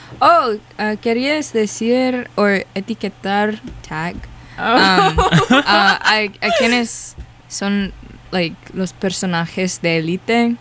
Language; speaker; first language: Spanish; non-native, learner; English